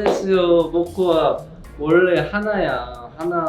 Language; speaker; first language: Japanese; non-native, learner; Korean